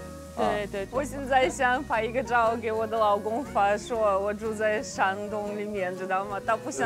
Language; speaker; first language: Chinese; non-native, fluent; Russian